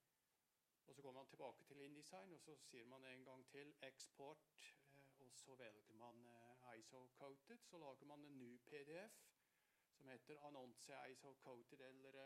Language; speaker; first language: Norwegian; non-native, fluent; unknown